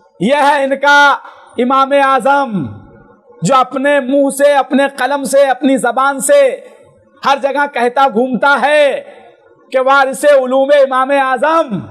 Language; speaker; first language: Urdu; native; Urdu